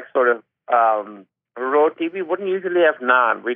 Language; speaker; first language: English; non-native, local second language; Urdu